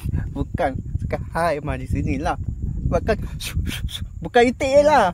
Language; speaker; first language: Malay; non-native, learner; Bangla